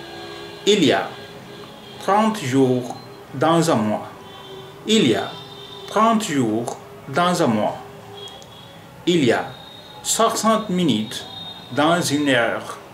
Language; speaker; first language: French; non-native, fluent; Urdu